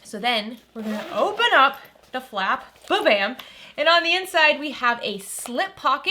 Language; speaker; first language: English; native; English